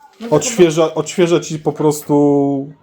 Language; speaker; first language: Polish; native; Polish